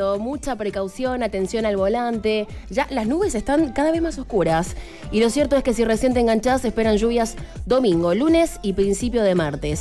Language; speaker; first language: Spanish; native; Spanish